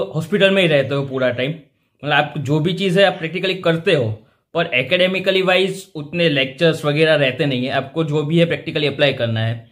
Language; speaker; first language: Hindi; non-native, local second language; Gujarati